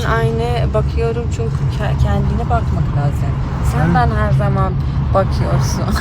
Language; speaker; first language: Turkish; non-native, learner; Persian